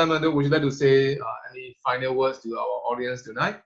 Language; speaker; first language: English; non-native, fluent; Burmese